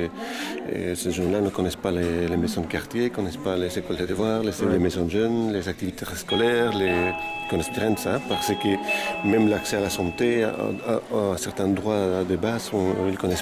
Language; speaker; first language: French; native; French